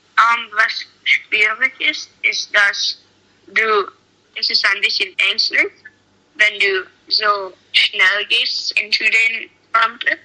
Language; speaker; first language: German; non-native, learner; English